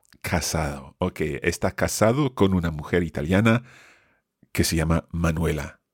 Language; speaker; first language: Spanish; non-native, fluent; English